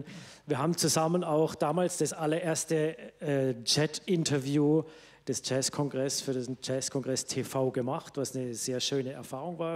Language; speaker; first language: German; native; German